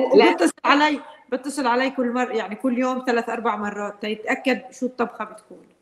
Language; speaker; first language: Arabic; native; Arabic